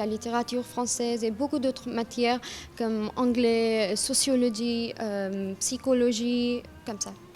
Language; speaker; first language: French; non-native, learner; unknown